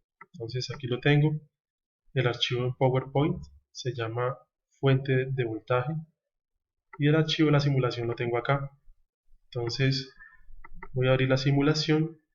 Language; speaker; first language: Spanish; native; Spanish